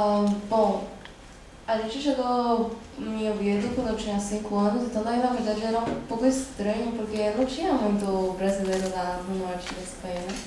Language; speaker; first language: Portuguese; early bilingual, other home language; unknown